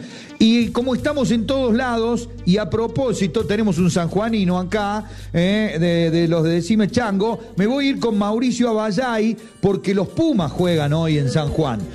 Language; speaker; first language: Spanish; native; Spanish